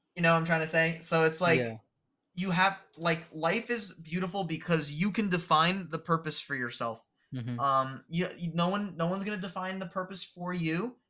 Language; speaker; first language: English; native; English